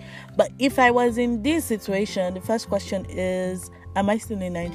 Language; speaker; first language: English; non-native, local second language; Yoruba